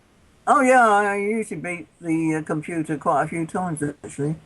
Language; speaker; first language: English; native; English